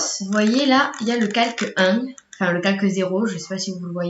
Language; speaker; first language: French; native; French